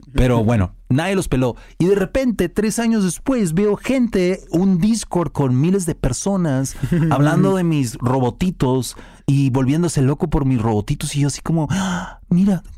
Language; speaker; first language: Spanish; native; Spanish